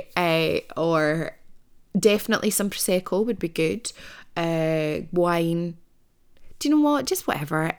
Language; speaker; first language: English; native; English